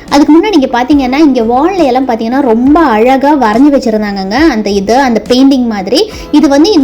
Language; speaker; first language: Tamil; non-native, local second language; Malayalam